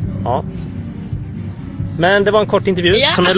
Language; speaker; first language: Swedish; native; Swedish